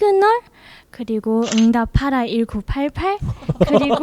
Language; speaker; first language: Korean; non-native, learner; English